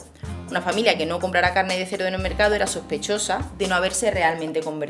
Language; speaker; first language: Spanish; native; Spanish